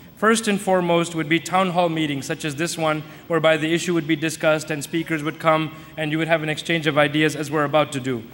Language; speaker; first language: English; native; English